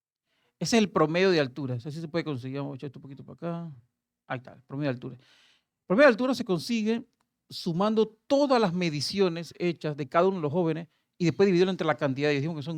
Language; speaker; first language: Spanish; native; Spanish